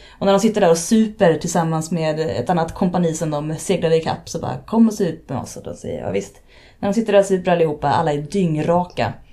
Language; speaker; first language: Swedish; native; Swedish